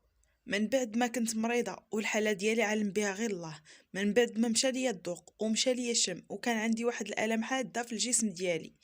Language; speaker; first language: Arabic; native; Arabic